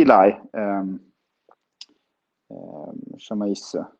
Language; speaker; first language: Chinese; non-native, learner; Swedish